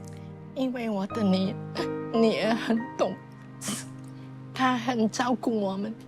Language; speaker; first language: Chinese; non-native, local second language; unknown